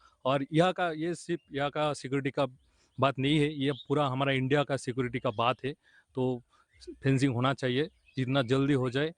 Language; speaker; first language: Hindi; non-native, local second language; Bangla